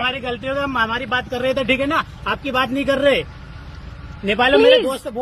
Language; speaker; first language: Hindi; native; Hindi